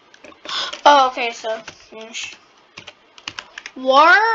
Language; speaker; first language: English; native; English